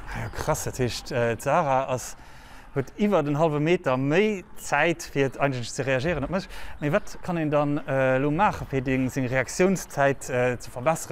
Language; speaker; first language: German; non-native, local second language; Luxembourgish